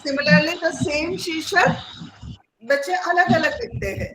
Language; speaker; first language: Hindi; non-native, fluent; Malayalam